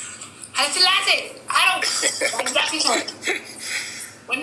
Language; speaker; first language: English; non-native, learner; Oromo